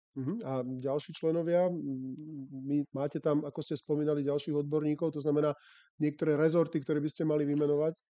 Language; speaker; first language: Slovak; native; Slovak